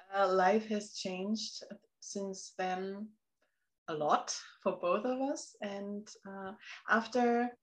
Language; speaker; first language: English; non-native, fluent; German